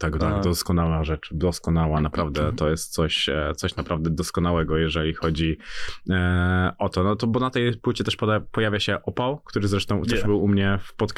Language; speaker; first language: Polish; native; Polish